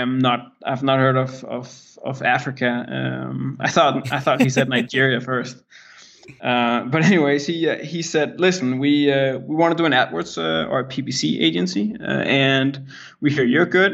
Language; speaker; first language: English; non-native, fluent; Danish